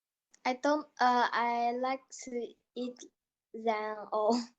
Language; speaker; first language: English; non-native, learner; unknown